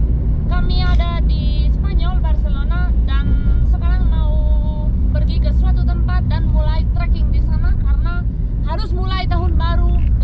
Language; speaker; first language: Indonesian; non-native, fluent; Spanish